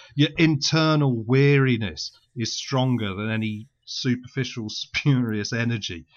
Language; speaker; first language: English; native; English